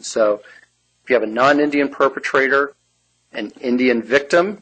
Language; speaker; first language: English; native; English